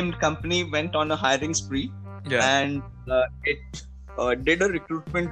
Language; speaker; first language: English; non-native, local second language; Telugu